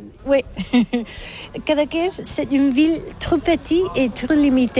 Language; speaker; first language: French; non-native, learner; Catalan